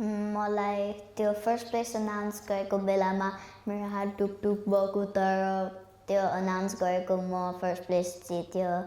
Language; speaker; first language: Nepali; early bilingual, heritage; Nepali